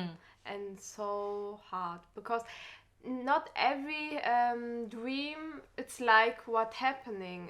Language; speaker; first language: English; non-native, learner; German